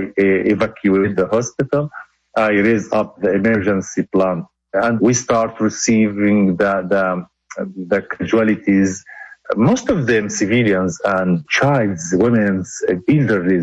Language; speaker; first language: English; non-native, local second language; Arabic